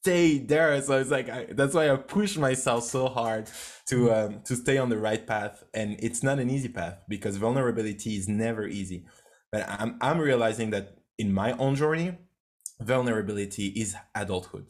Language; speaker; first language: English; non-native, fluent; French